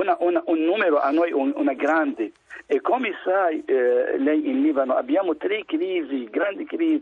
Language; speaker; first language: Italian; non-native, fluent; Arabic